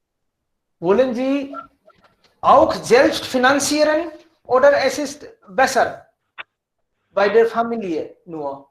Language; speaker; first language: German; non-native, fluent; Hindi